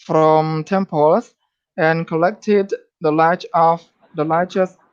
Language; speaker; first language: English; non-native, learner; Khmer